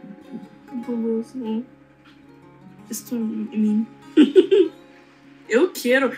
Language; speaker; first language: Portuguese; non-native, learner; Russian